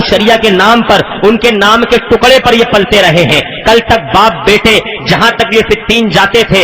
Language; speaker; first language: Urdu; native; Urdu